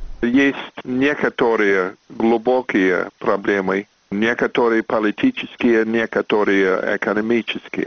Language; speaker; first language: Russian; non-native, fluent; English